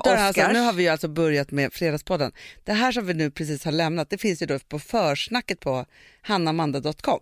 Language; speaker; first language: Swedish; native; Swedish